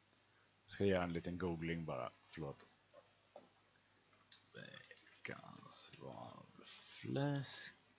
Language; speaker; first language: Swedish; native; Swedish